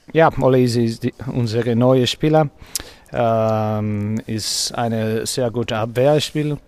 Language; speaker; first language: German; non-native, learner; Spanish